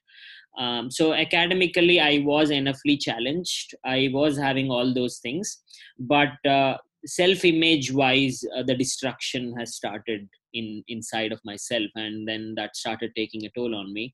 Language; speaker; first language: English; non-native, local second language; Telugu